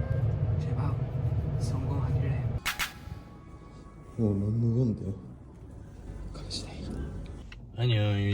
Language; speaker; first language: Korean; non-native, learner; Japanese